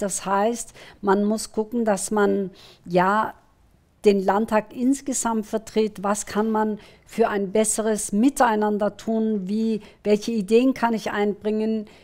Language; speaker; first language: German; early bilingual, other home language; Kurdish